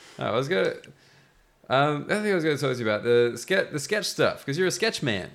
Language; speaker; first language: English; native; English